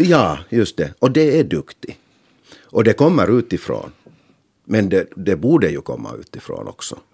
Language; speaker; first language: Swedish; non-native, local second language; Finnish